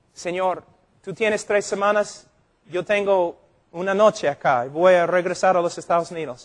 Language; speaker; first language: Spanish; non-native, fluent; English